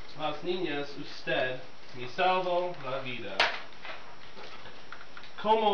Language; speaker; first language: Spanish; non-native, learner; English